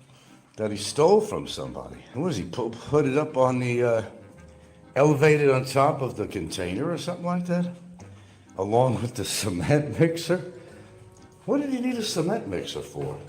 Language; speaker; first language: English; native; English